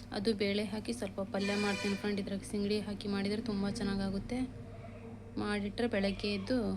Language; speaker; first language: Kannada; non-native, local second language; Urdu